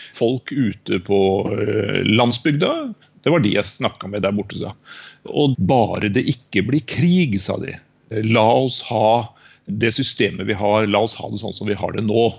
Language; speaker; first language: Norwegian; native; Norwegian